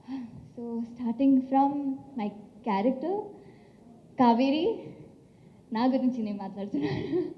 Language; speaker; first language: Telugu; non-native, local second language; Tamil